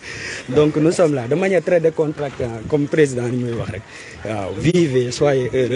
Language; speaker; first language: French; non-native, local second language; Wolof